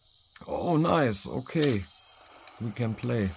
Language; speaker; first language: English; non-native, learner; German